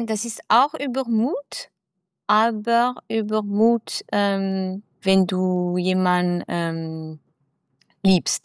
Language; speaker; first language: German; non-native, learner; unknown